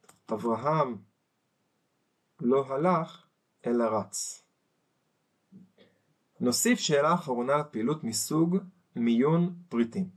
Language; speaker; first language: Hebrew; native; Hebrew